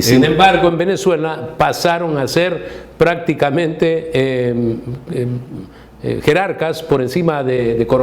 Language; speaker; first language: Spanish; native; Spanish